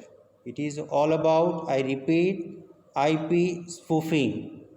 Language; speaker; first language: English; non-native, local second language; Gujarati